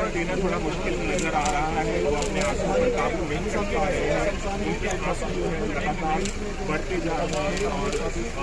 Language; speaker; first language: Hindi; native; Hindi